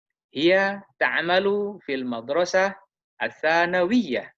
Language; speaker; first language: Arabic; non-native, fluent; Indonesian